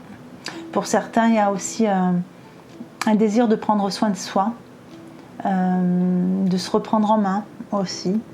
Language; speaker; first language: French; native; French